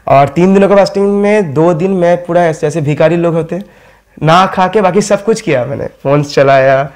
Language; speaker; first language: Hindi; non-native, local second language; Bangla